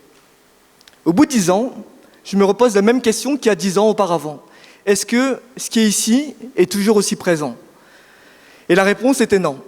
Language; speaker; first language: French; native; French